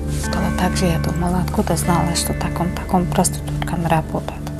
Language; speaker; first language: Russian; non-native, learner; Uzbek